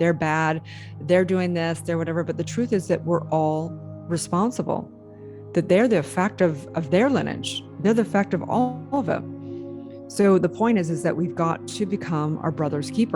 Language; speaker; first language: English; native; English